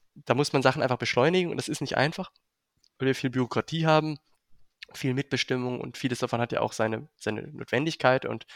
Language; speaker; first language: German; native; German